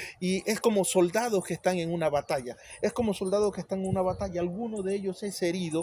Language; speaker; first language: Spanish; native; Spanish